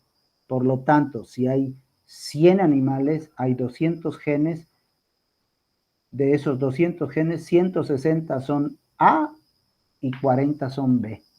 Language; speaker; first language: Spanish; native; Spanish